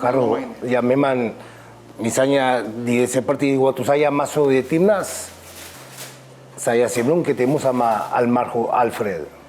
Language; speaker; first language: Indonesian; non-native, fluent; Spanish